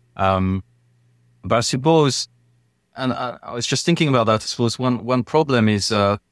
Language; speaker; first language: English; non-native, fluent; French